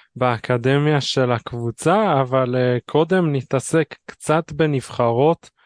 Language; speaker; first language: Hebrew; native; Hebrew